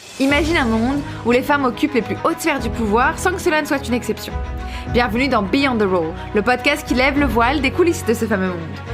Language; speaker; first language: French; native; French